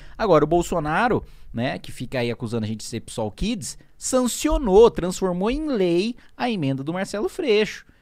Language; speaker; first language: Portuguese; native; Portuguese